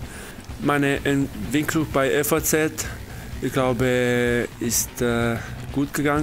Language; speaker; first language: German; non-native, learner; Italian